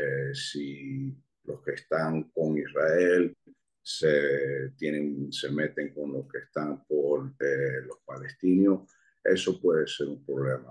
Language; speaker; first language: Spanish; early bilingual, heritage; Spanish